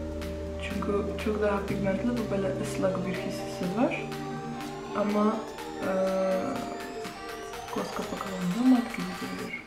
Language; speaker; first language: Turkish; non-native, fluent; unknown